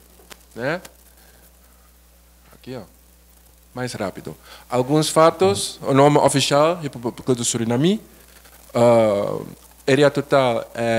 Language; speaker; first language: Portuguese; non-native, learner; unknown